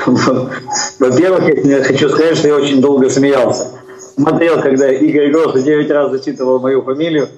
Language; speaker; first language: Russian; native; Russian